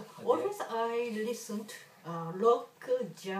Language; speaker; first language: English; non-native, learner; Japanese